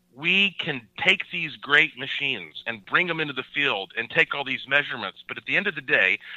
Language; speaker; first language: English; native; English